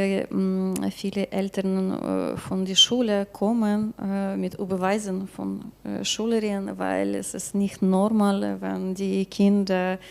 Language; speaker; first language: German; non-native, learner; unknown